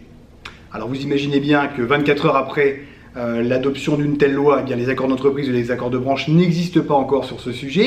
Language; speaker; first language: French; native; French